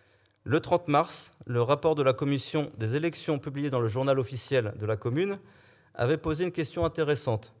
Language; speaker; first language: French; native; French